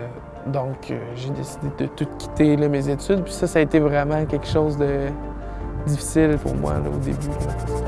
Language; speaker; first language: French; native; French